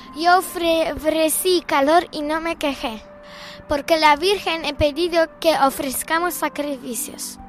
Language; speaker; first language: Spanish; early bilingual, other home language; Polish